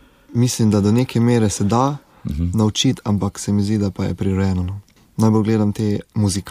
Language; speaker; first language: Slovenian; native; Slovenian